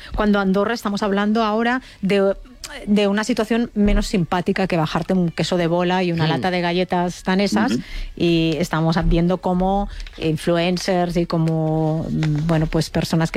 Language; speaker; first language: Spanish; native; Spanish